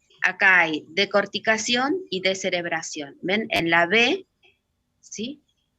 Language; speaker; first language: Spanish; native; Spanish